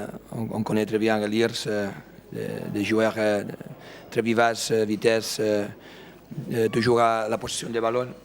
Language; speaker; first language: French; non-native, fluent; Spanish